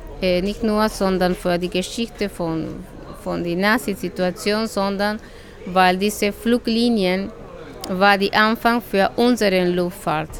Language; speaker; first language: German; non-native, learner; Spanish